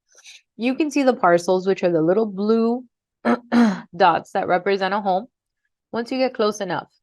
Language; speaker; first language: English; native; English